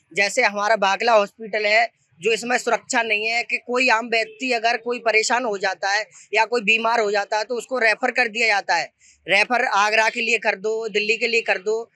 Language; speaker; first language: Hindi; native; Hindi